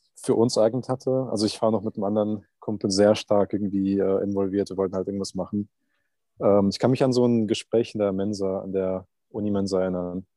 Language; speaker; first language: German; non-native, fluent; Turkish